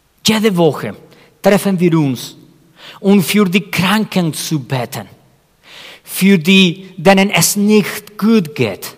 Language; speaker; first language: German; non-native, fluent; Spanish